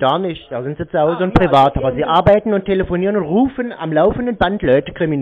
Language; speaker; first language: German; native; German